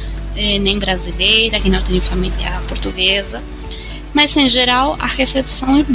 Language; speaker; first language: Portuguese; non-native, fluent; Spanish